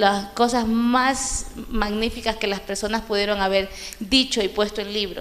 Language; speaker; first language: Spanish; native; Spanish